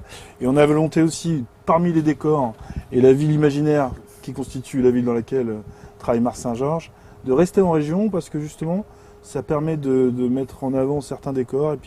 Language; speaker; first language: French; native; French